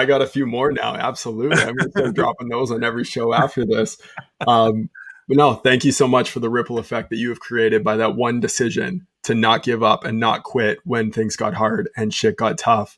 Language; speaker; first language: English; native; English